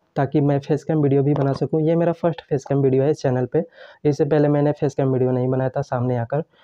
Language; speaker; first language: Hindi; native; Hindi